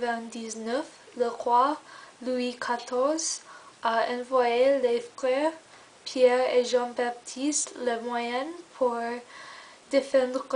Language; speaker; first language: French; non-native, learner; English